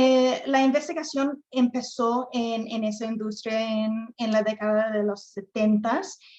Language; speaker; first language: Spanish; non-native, fluent; English